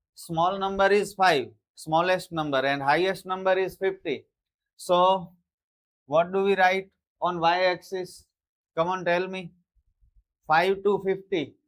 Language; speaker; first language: English; non-native, local second language; Gujarati